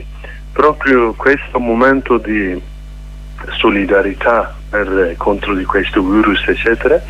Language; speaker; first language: Italian; non-native, learner; Kurdish